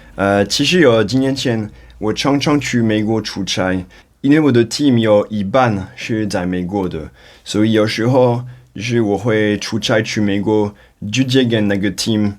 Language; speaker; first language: Chinese; non-native, fluent; French